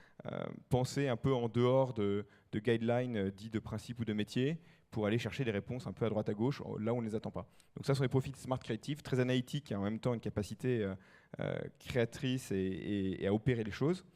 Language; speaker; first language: French; native; French